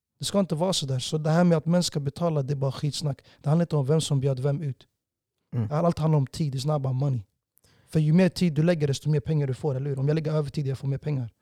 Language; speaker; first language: Swedish; early bilingual, other home language; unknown